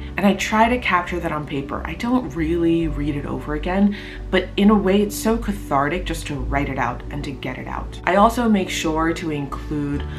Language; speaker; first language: English; native; English